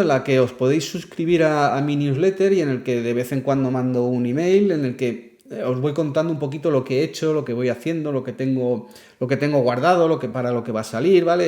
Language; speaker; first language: Spanish; native; Spanish